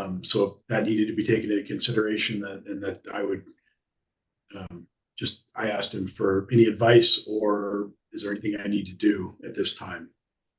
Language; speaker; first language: English; native; English